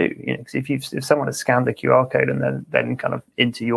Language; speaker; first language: English; native; English